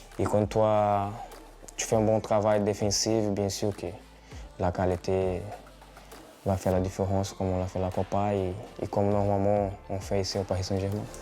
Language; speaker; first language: French; non-native, fluent; Portuguese